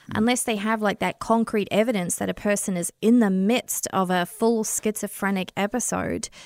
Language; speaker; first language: English; native; English